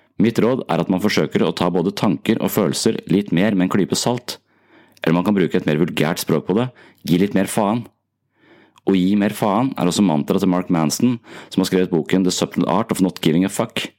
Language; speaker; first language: Norwegian; native; Norwegian